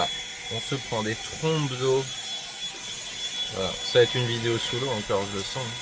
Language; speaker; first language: French; native; French